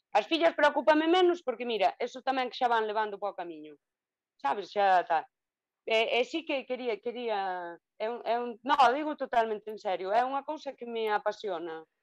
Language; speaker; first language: Galician; native; Galician